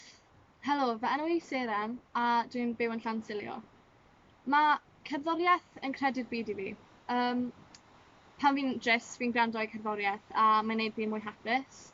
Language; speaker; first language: Welsh; non-native, local second language; English